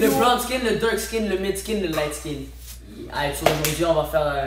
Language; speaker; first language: French; native; French